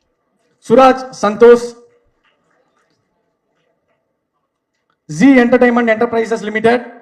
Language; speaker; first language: Tamil; native; Tamil